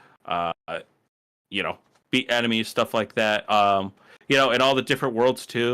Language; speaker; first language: English; native; English